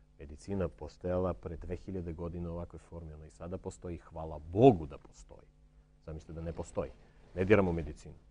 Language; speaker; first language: Croatian; non-native, fluent; Armenian